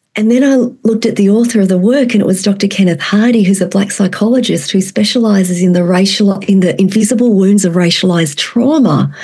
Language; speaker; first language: English; native; English